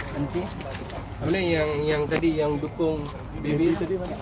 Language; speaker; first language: Malay; native; Malay